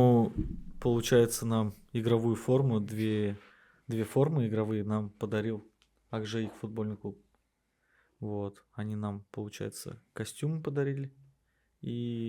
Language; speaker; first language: Russian; native; Russian